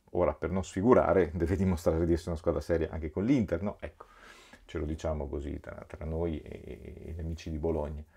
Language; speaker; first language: Italian; native; Italian